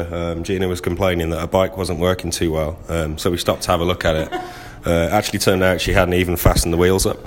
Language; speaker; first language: English; native; English